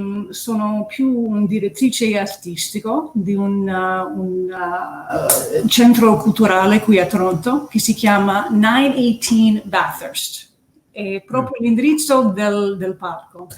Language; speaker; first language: Italian; early bilingual, heritage; English